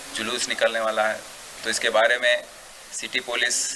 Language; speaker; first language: Hindi; non-native, local second language; Telugu